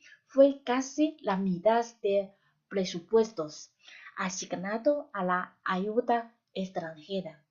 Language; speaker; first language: Spanish; non-native, fluent; Chinese